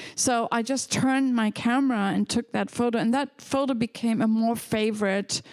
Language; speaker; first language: English; non-native, fluent; German